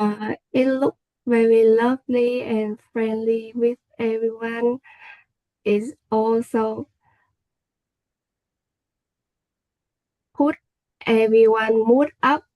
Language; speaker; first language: English; non-native, learner; Vietnamese